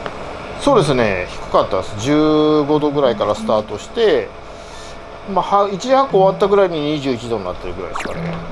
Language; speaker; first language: Japanese; native; Japanese